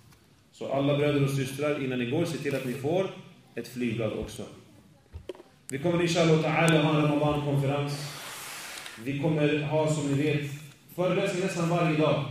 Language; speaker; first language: Swedish; native; Swedish